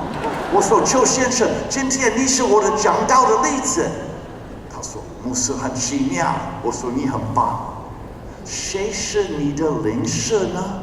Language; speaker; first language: Chinese; non-native, fluent; English